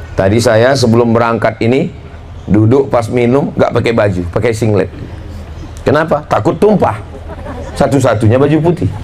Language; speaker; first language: Indonesian; native; Indonesian